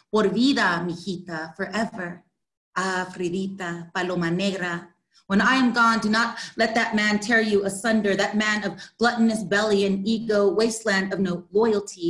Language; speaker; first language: English; native; English